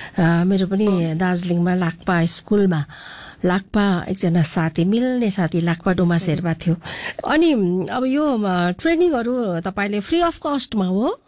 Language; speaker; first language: Nepali; native; Nepali